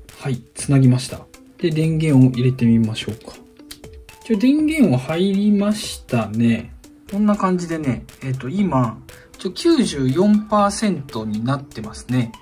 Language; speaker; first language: Japanese; native; Japanese